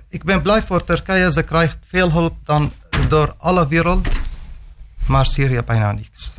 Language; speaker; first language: Dutch; non-native, learner; Arabic